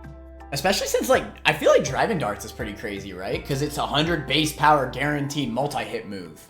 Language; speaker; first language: English; native; English